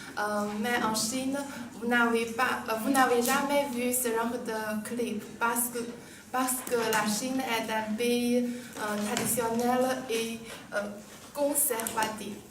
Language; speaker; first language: French; non-native, learner; Chinese